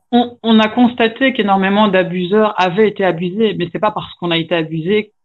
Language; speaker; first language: French; native; French